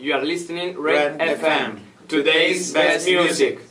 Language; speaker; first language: English; non-native, learner; Italian